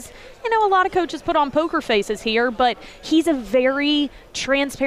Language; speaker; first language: English; native; English